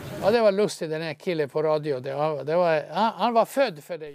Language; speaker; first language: Swedish; non-native, fluent; Croatian